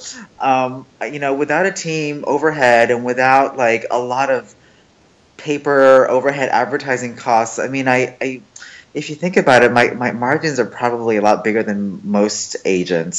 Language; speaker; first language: English; early bilingual, other home language; Chinese